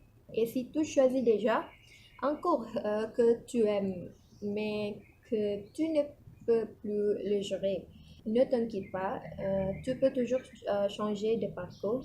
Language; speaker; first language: French; non-native, learner; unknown